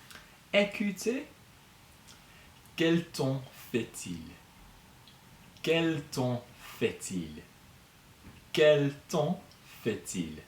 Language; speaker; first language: French; non-native, fluent; English